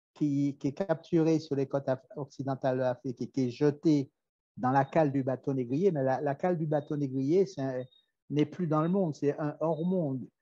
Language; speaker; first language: French; native; French